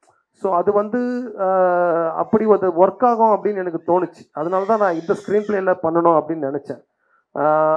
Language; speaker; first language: Tamil; native; Tamil